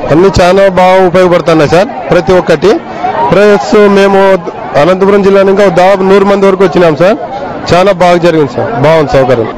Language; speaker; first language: Telugu; native; Telugu